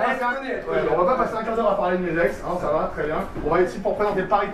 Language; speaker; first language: French; native; French